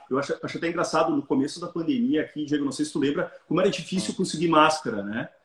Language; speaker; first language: Portuguese; native; Portuguese